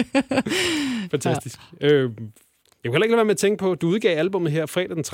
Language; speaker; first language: Danish; native; Danish